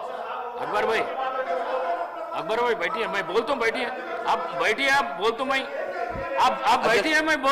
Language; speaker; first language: Hindi; non-native, local second language; Telugu